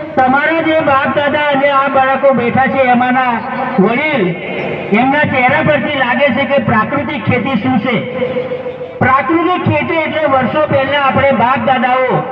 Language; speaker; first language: Gujarati; non-native, local second language; Rathawi